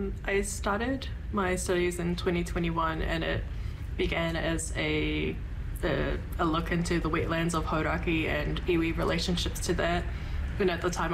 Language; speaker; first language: English; native; English